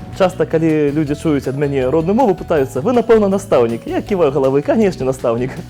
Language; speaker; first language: Belarusian; non-native, local second language; Russian